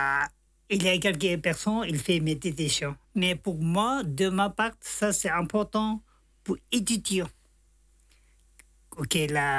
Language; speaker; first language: French; non-native, learner; Tibetan